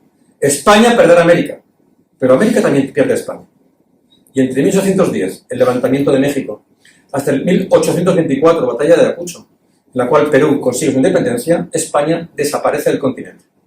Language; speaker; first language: Spanish; native; Spanish